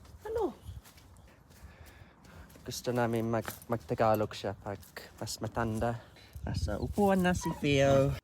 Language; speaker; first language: Filipino; non-native, learner; English